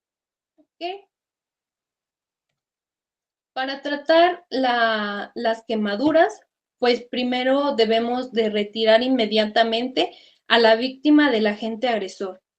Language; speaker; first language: Spanish; native; Spanish